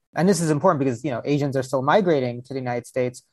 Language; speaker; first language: English; early bilingual, other home language; Hindi